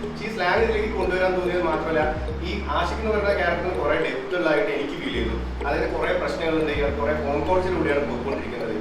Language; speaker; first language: Malayalam; non-native, local second language; Tamil